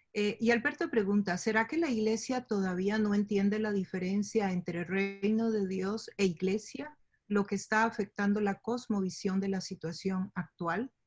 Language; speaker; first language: Spanish; native; Spanish